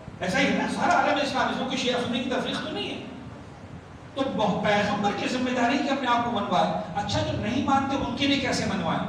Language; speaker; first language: Urdu; native; Urdu